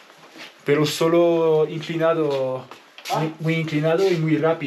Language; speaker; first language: Spanish; non-native, learner; French